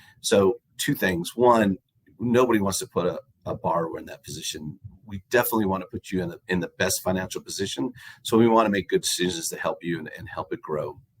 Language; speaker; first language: English; native; English